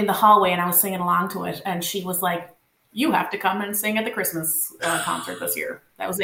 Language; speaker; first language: English; non-native, local second language; French